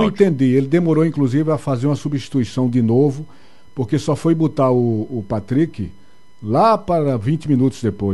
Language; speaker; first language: Portuguese; native; Portuguese